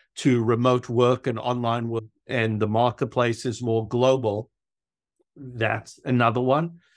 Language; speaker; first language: English; native; English